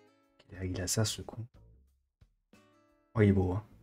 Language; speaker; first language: French; native; French